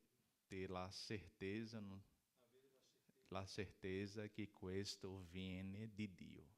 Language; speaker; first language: Italian; non-native, learner; Portuguese